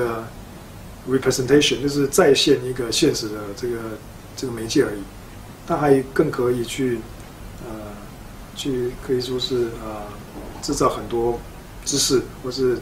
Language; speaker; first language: Chinese; native; Chinese